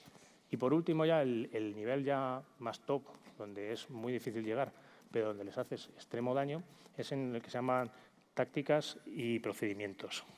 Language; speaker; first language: Spanish; native; Spanish